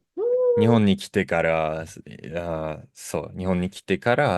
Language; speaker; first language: Japanese; non-native, fluent; Russian